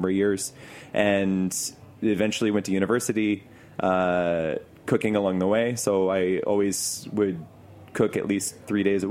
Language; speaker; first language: English; native; English